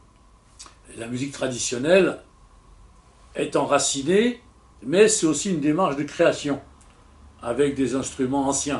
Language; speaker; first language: French; native; French